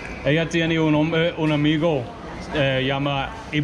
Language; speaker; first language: Spanish; non-native, learner; English